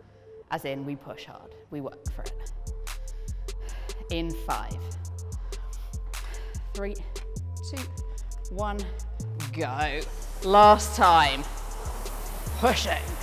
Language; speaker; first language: English; native; English